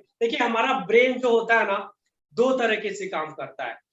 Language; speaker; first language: Hindi; native; Hindi